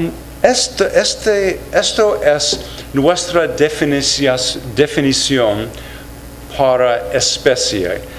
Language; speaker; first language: Spanish; non-native, fluent; English